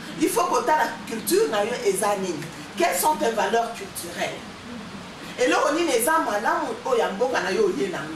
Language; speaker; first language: French; non-native, local second language; Lingala